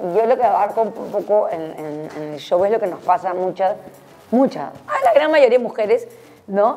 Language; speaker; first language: Spanish; native; Spanish